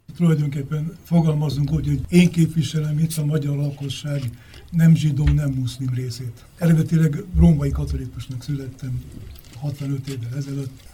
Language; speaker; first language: Hungarian; native; Hungarian